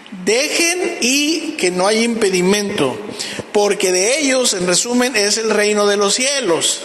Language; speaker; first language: Spanish; native; Spanish